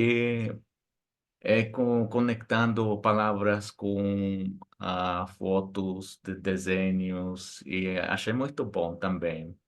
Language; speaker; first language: Portuguese; non-native, fluent; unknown